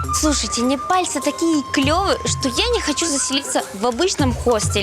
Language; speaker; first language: Russian; native; Russian